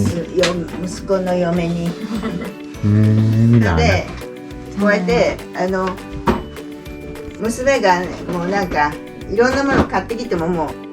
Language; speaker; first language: Japanese; native; Japanese